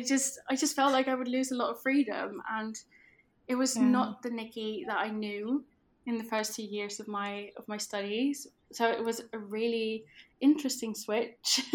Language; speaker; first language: English; non-native, fluent; Dutch